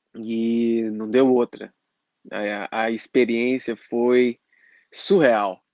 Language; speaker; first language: Portuguese; native; Portuguese